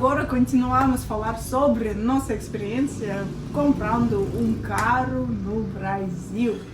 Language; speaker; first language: Portuguese; non-native, fluent; Russian